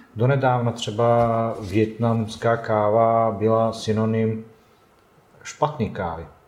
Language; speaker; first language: Czech; non-native, fluent; Bosnian